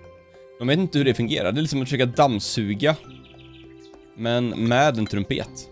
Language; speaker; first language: Swedish; native; Swedish